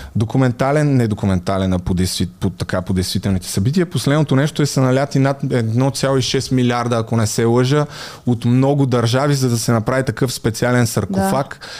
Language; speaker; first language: Bulgarian; native; Bulgarian